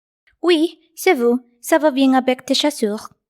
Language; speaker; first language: French; non-native, learner; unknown